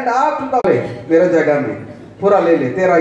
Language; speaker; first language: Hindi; non-native, local second language; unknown